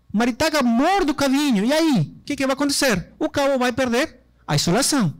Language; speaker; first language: Portuguese; non-native, fluent; Spanish